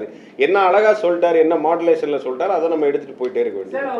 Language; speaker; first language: Tamil; native; Tamil